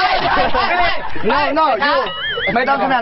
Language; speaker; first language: Thai; native; Thai